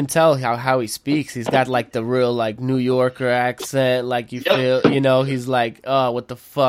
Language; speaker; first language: English; early bilingual, other home language; Spanish